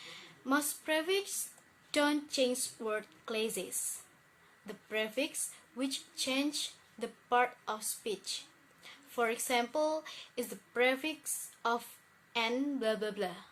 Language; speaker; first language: English; non-native, learner; Indonesian